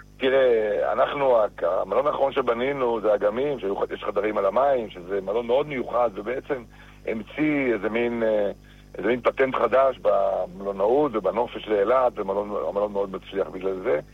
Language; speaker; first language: Hebrew; native; Hebrew